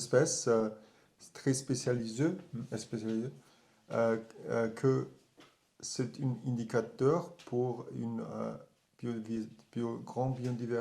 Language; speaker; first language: French; non-native, learner; German